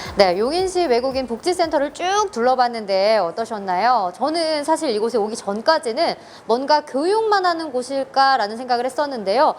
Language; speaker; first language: Korean; native; Korean